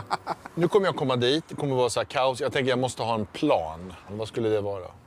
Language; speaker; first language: Swedish; native; Swedish